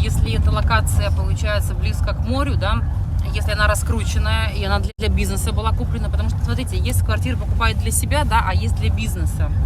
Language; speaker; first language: Russian; native; Russian